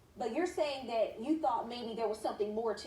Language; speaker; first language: English; native; English